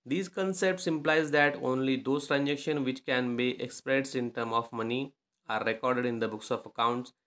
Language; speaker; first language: English; non-native, local second language; Marathi